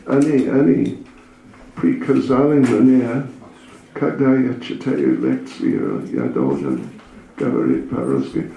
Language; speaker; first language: Russian; non-native, learner; English